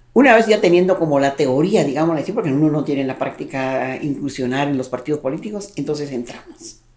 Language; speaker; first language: Spanish; native; Spanish